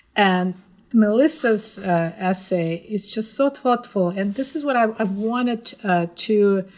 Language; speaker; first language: English; non-native, fluent; Russian